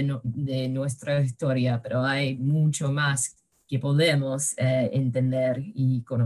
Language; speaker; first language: Spanish; early bilingual, heritage; English